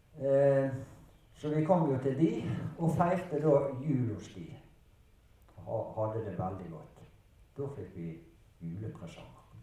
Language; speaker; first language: Norwegian; early bilingual, other home language; German